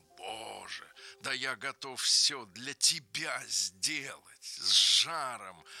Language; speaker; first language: Russian; native; Russian